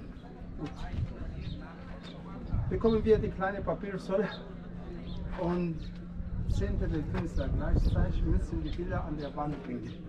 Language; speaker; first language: German; non-native, fluent; Arabic